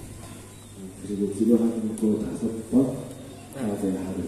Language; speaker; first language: Korean; non-native, learner; Indonesian